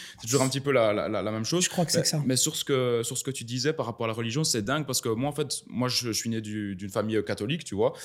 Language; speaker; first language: French; native; French